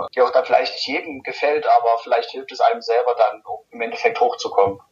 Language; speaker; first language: German; native; German